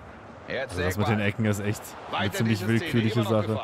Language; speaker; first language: German; native; German